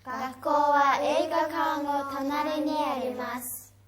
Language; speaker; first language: Japanese; non-native, learner; Mongolian